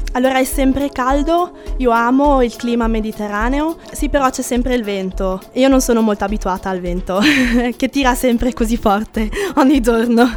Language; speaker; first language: Italian; non-native, local second language; German